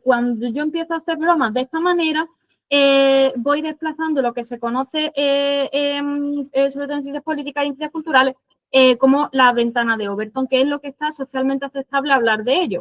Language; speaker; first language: Spanish; native; Spanish